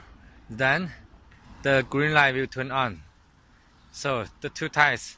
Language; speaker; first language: English; non-native, learner; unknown